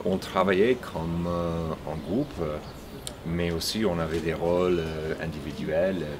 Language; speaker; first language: French; non-native, fluent; English